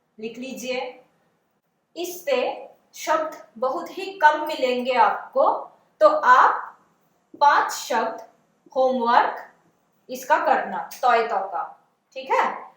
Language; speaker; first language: Hindi; non-native, local second language; Bangla